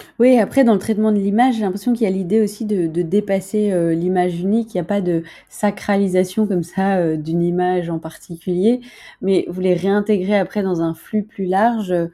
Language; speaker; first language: French; native; French